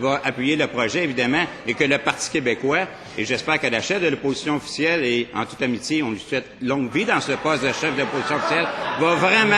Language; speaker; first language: French; native; French